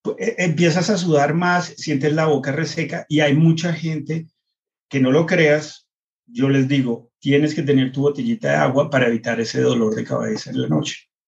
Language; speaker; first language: Spanish; early bilingual, heritage; Spanish